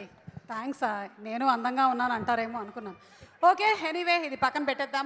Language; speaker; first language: Telugu; native; Telugu